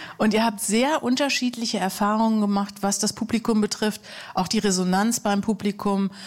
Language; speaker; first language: German; native; German